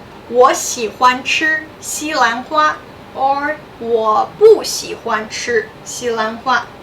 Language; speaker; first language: Chinese; non-native, fluent; English